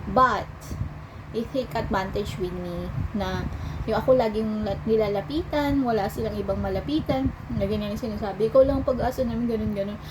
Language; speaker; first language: Filipino; native; Filipino